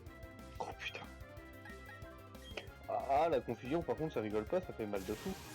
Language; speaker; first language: French; native; French